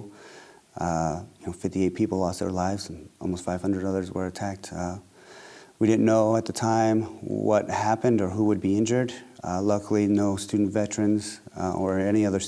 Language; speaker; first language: English; native; English